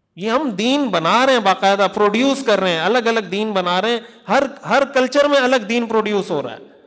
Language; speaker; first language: Urdu; non-native, local second language; Pashto